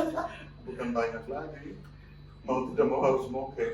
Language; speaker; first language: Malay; non-native, local second language; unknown